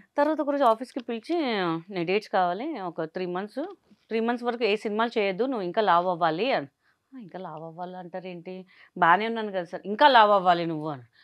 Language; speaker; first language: Telugu; non-native, local second language; Hindi